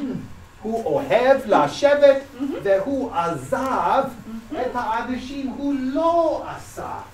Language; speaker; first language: Hebrew; non-native, learner; English